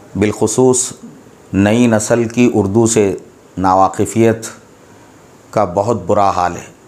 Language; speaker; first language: Urdu; native; Urdu